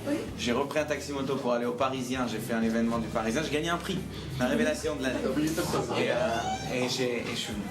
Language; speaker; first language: French; native; French